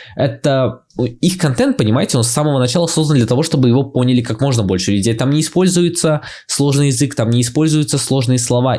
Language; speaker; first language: Russian; native; Russian